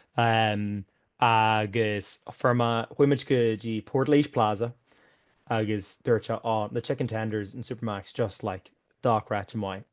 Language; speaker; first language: Irish; native; Irish